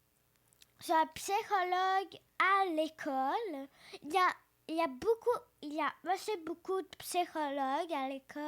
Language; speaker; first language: French; early bilingual, other home language; Ukrainian